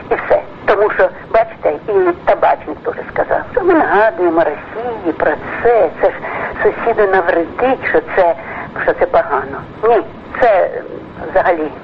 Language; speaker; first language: Ukrainian; native; Ukrainian